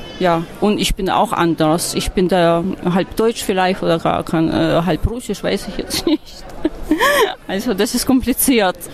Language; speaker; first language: German; non-native, fluent; Russian